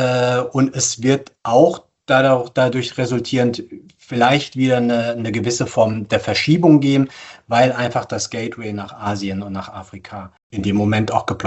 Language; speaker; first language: German; native; German